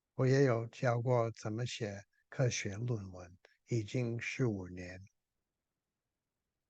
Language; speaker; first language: Chinese; non-native, fluent; English